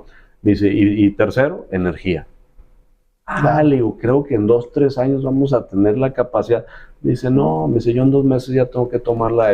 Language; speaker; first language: Spanish; native; Spanish